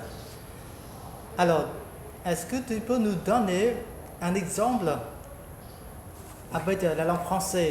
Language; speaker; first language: French; non-native, fluent; Khmer